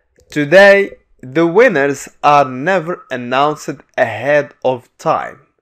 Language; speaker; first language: English; non-native, fluent; Arabic